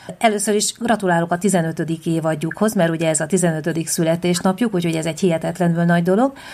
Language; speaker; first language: Hungarian; native; Hungarian